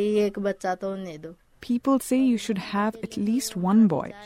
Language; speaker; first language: English; non-native, local second language; Bangla